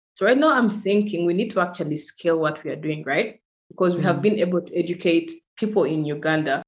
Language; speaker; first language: English; non-native, local second language; Ganda